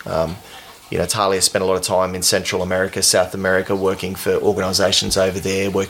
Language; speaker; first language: English; native; English